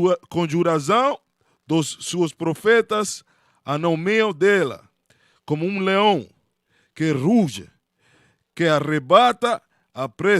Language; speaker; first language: Portuguese; non-native, learner; Spanish